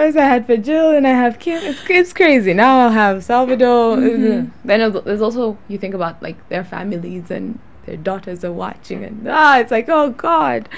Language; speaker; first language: English; non-native, local second language; Ganda